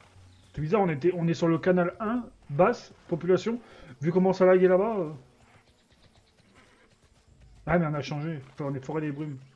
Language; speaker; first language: French; native; French